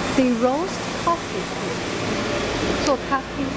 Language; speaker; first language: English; non-native, learner; Chinese